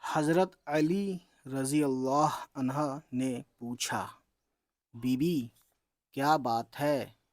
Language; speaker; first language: Hindi; native; Hindi